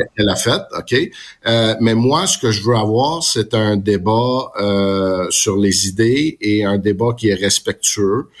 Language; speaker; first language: French; non-native, local second language; English